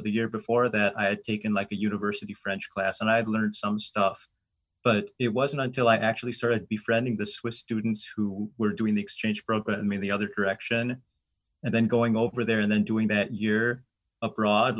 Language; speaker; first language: English; native; English